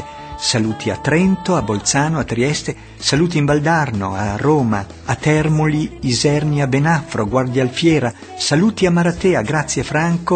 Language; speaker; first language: Italian; native; Italian